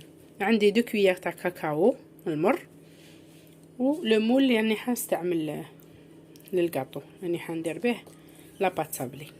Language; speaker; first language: Arabic; native; Arabic